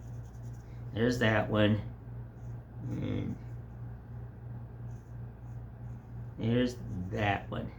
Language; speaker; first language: English; native; English